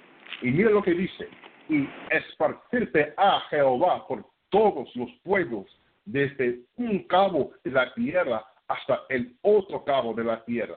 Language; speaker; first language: Spanish; non-native, fluent; English